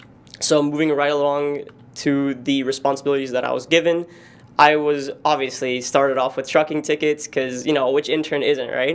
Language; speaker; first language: English; native; English